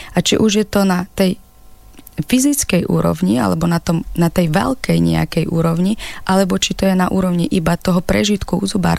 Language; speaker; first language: Slovak; non-native, fluent; Ukrainian